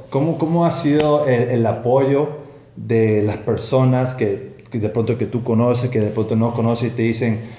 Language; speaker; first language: Spanish; non-native, fluent; English